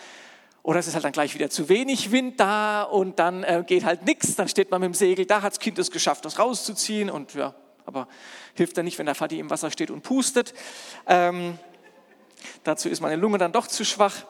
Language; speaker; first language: German; native; German